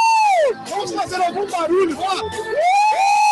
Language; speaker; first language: Portuguese; native; Portuguese